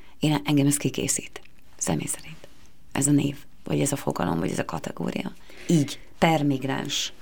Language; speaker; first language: Hungarian; native; Hungarian